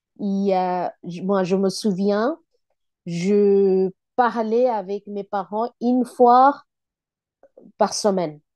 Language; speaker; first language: French; non-native, fluent; Bangla